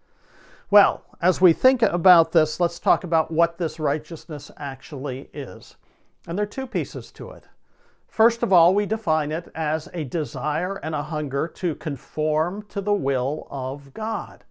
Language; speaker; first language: English; native; English